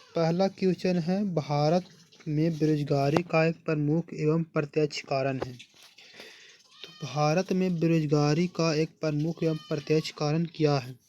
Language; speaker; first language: Hindi; native; Hindi